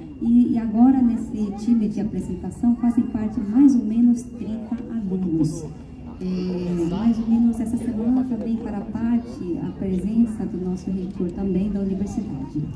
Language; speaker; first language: Portuguese; early bilingual, heritage; Korean